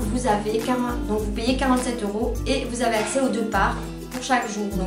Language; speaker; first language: French; native; French